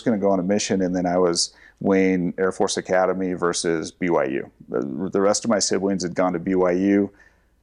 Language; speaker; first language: English; native; English